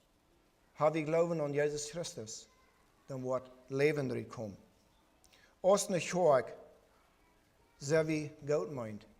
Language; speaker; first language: German; non-native, learner; Plautdietsch